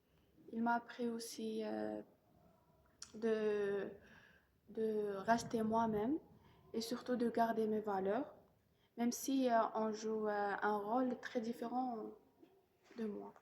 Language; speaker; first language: French; non-native, local second language; Arabic